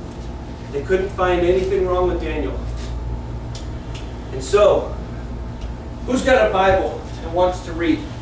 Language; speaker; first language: English; native; English